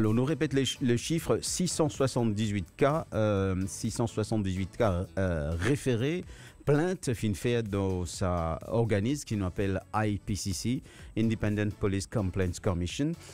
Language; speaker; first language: French; non-native, local second language; Morisyen